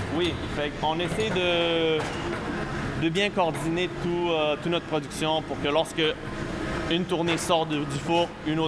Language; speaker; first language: French; native; French